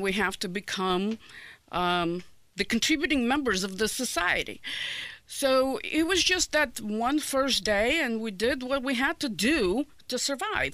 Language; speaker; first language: English; non-native, fluent; Ukrainian